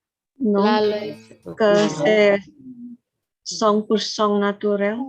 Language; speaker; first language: French; non-native, learner; Indonesian